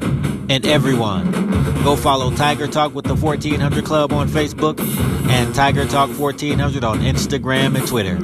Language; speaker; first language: English; native; English